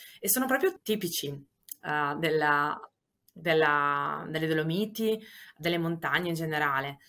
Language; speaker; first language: Italian; native; Italian